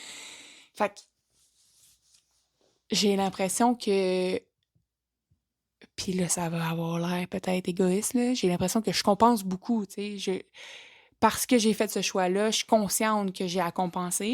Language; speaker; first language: French; native; French